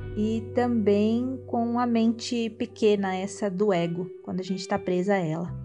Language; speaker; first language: Portuguese; native; Portuguese